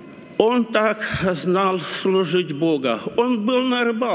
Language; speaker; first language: Russian; non-native, local second language; Romanian